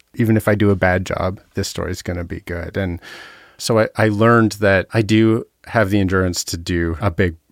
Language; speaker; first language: English; native; English